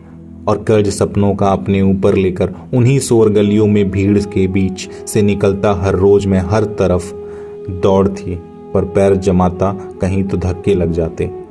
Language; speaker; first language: Hindi; native; Hindi